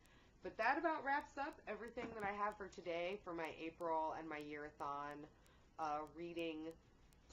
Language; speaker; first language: English; native; English